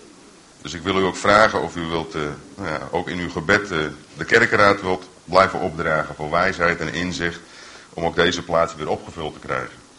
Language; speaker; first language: Dutch; native; Dutch